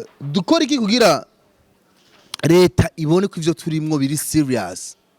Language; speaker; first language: Rundi; native; Rundi